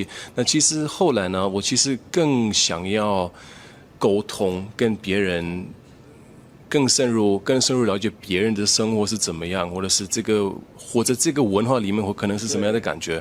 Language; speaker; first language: Chinese; non-native, fluent; German